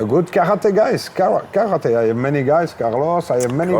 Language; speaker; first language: English; non-native, learner; French